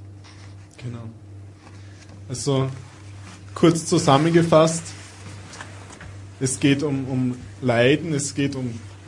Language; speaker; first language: German; native; German